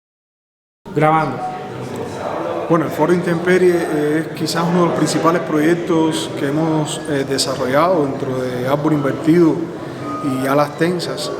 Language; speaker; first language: Spanish; native; Spanish